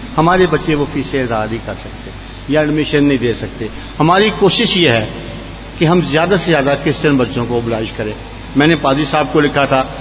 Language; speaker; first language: Urdu; native; Urdu